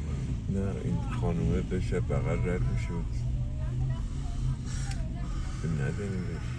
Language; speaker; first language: Persian; non-native, local second language; Azerbaijani